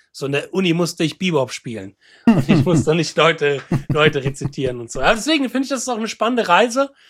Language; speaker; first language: German; native; German